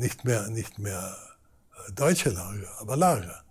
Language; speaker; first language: German; non-native, fluent; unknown